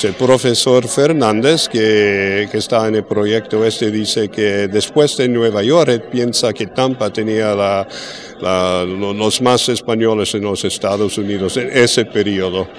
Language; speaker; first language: Spanish; early bilingual, heritage; English